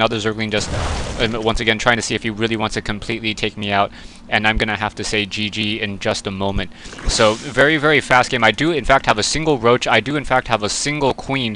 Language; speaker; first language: English; native; English